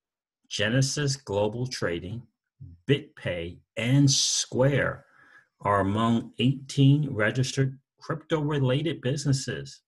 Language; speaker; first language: English; native; English